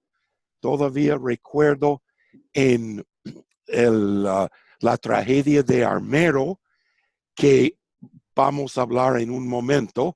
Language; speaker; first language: Spanish; non-native, fluent; English